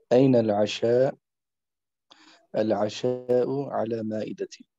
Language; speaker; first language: Arabic; non-native, learner; German